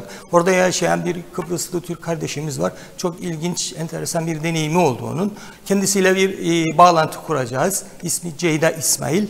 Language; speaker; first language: Turkish; native; Turkish